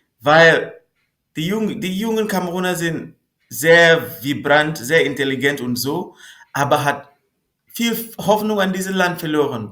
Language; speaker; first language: German; non-native, fluent; Northern Sotho